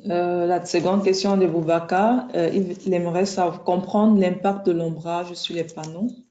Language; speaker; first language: French; native; French